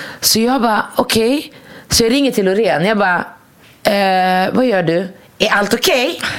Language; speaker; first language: Swedish; early bilingual, other home language; Arabic